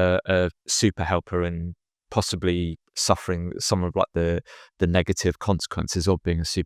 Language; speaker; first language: English; native; English